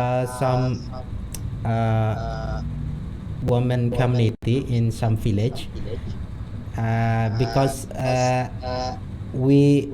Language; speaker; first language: English; non-native, learner; Indonesian